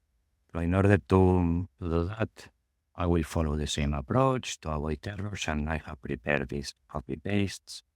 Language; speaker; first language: English; non-native, fluent; Spanish